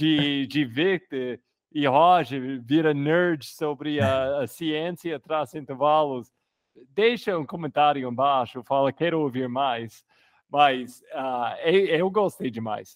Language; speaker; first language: Portuguese; non-native, fluent; English